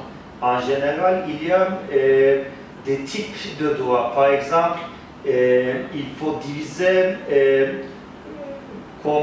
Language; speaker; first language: French; non-native, fluent; Turkish